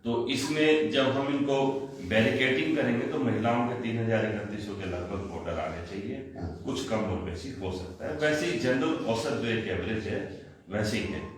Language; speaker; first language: Hindi; non-native, local second language; Bangla